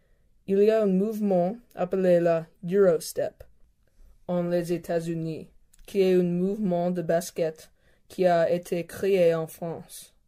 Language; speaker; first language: French; non-native, learner; English